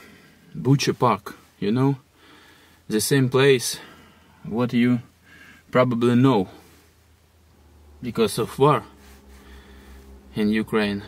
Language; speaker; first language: English; non-native, learner; Russian